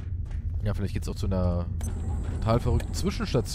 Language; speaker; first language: German; native; German